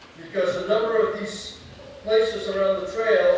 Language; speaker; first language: English; native; English